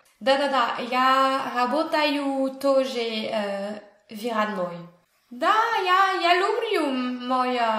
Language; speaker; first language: Russian; non-native, learner; French